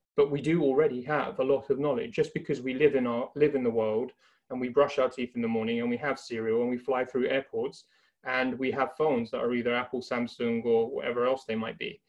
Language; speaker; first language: English; native; English